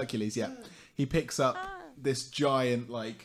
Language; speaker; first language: English; native; English